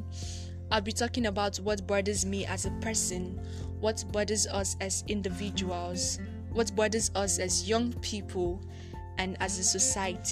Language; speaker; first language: English; non-native, local second language; Igbo